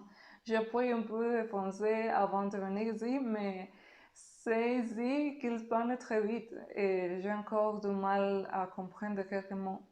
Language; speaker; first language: French; non-native, learner; Spanish